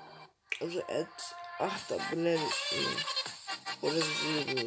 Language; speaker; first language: German; early bilingual, other home language; Turkish